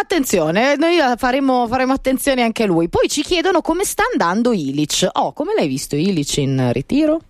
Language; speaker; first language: Italian; native; Italian